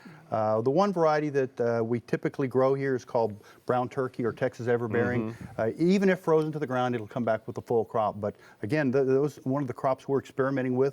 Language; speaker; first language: English; native; English